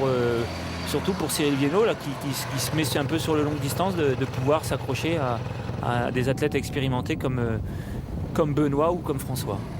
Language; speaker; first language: French; native; French